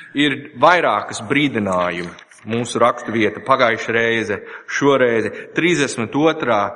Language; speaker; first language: Latvian; non-native, learner; English